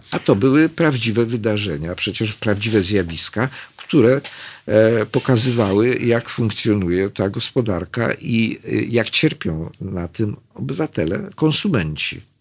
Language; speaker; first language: Polish; native; Polish